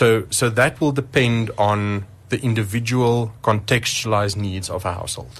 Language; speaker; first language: English; non-native, local second language; Afrikaans